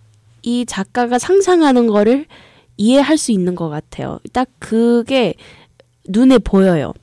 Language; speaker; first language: Korean; early bilingual, heritage; English